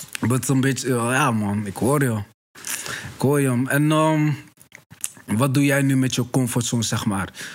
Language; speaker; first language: Dutch; early bilingual, other home language; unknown